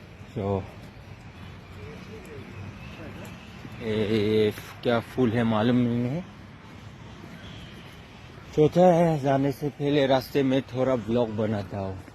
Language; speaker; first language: Hindi; non-native, local second language; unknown